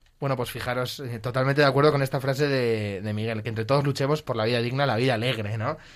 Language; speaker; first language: Spanish; native; Spanish